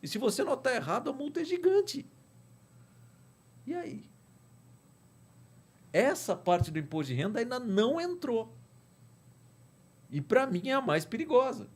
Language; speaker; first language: Portuguese; native; Portuguese